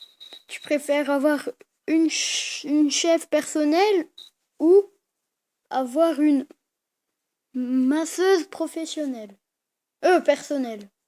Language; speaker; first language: French; native; French